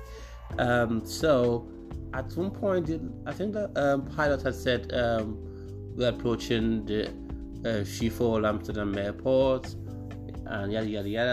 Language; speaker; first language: English; non-native, local second language; Igbo